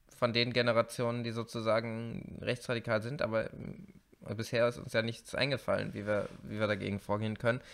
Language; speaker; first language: German; native; German